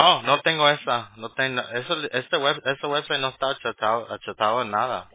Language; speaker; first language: Spanish; early bilingual, heritage; Spanish